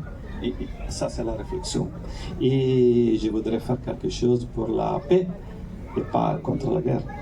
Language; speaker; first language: French; non-native, fluent; Italian